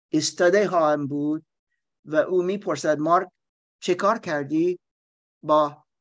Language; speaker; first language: Persian; non-native, learner; German